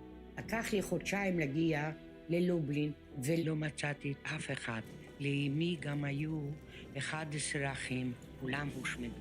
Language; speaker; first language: Hebrew; early bilingual, other home language; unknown